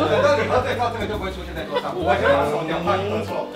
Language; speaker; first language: Chinese; native; Chinese